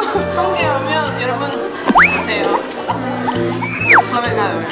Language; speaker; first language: Korean; non-native, learner; Portuguese